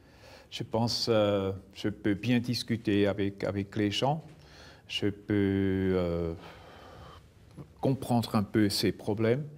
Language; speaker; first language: French; non-native, local second language; German